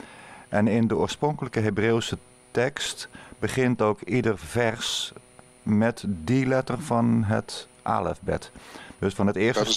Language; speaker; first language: Dutch; native; Dutch